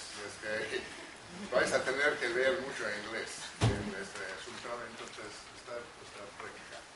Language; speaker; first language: Spanish; non-native, fluent; English